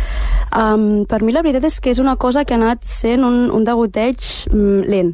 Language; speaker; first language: Catalan; early bilingual, heritage; Catalan